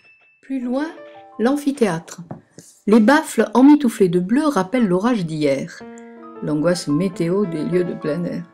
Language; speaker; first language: French; native; French